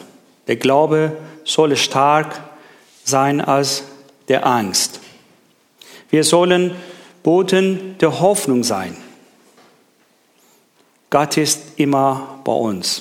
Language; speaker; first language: German; non-native, learner; Persian